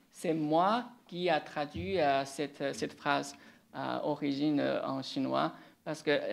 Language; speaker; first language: French; non-native, fluent; Chinese